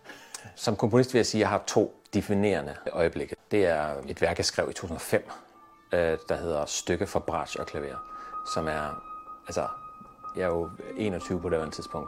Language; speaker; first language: Danish; native; Danish